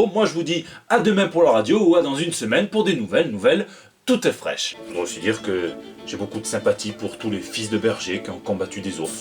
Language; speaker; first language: French; native; French